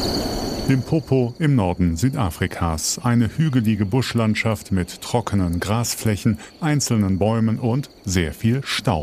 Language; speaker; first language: German; native; German